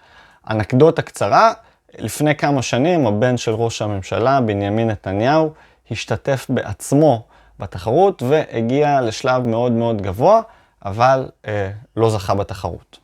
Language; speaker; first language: Hebrew; native; Hebrew